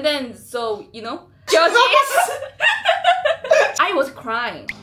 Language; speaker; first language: English; non-native, learner; Korean